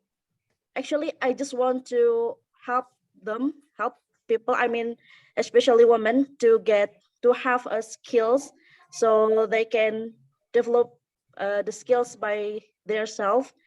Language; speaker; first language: English; non-native, learner; Indonesian